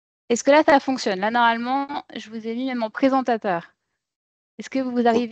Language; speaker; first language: French; native; French